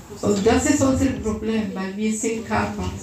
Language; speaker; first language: German; non-native, fluent; Russian